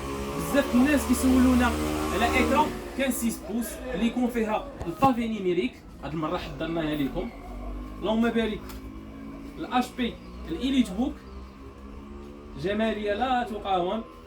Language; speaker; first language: Arabic; native; Arabic